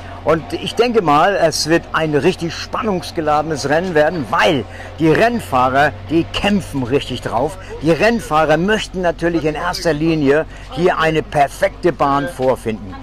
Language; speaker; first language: German; native; German